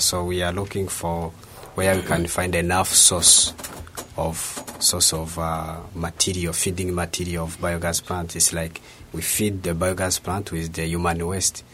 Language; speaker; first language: English; non-native, local second language; Kinyarwanda